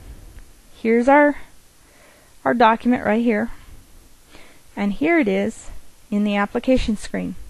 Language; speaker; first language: English; native; English